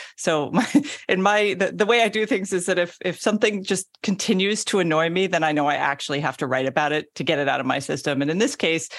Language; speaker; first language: English; native; English